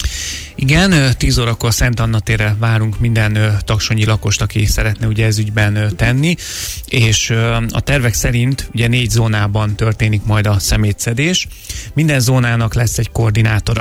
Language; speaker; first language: Hungarian; native; Hungarian